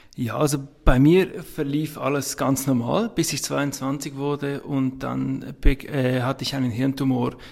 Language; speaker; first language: German; native; German